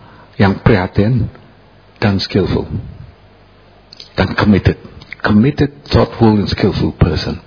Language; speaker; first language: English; non-native, fluent; Indonesian